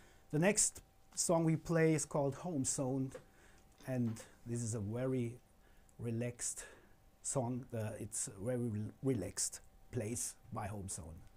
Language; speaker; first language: English; non-native, fluent; German